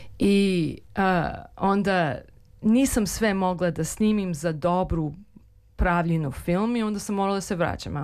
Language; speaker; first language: Serbian; early bilingual, heritage; Serbian